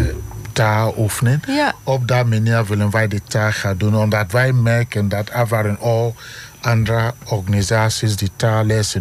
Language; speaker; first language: Dutch; non-native, learner; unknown